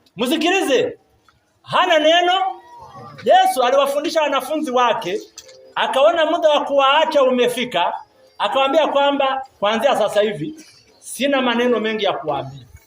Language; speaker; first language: Swahili; non-native, local second language; Kinyarwanda